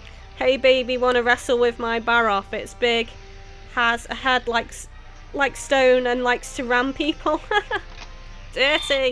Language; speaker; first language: English; native; English